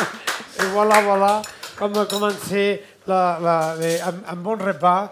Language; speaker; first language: French; non-native, learner; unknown